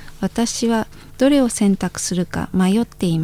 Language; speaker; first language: Japanese; non-native, fluent; Indonesian